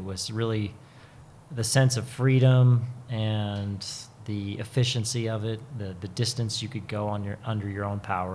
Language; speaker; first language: English; native; English